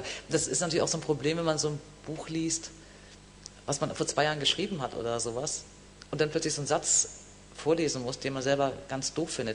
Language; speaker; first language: German; native; German